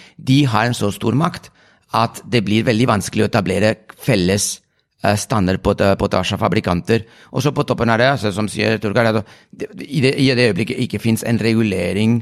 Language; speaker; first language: Norwegian; non-native, fluent; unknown